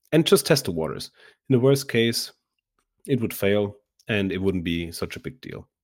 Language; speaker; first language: English; non-native, fluent; German